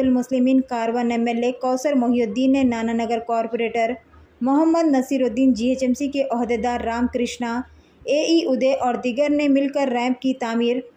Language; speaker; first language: Hindi; non-native, local second language; Urdu